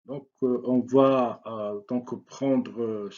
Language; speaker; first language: French; non-native, local second language; Arabic